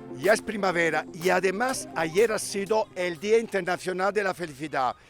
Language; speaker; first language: Spanish; non-native, fluent; Italian